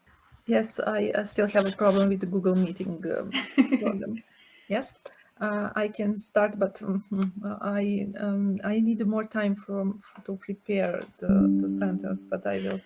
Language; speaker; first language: English; non-native, learner; Serbian